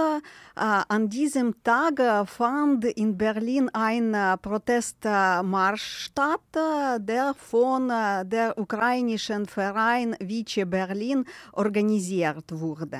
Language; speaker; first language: German; non-native, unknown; Ukrainian